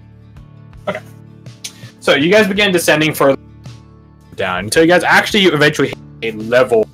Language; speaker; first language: English; native; English